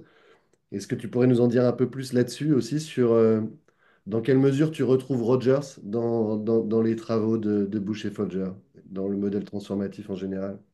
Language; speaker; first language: French; native; French